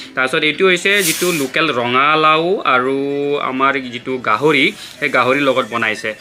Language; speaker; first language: Assamese; non-native, local second language; Mising